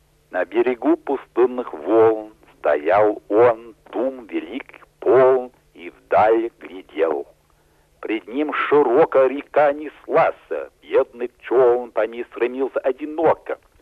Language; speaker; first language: Russian; non-native, fluent; English